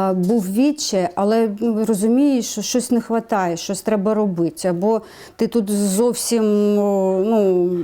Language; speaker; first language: Ukrainian; native; Ukrainian